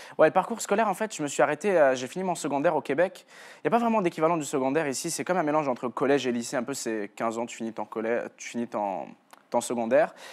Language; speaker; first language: French; non-native, local second language; Arabic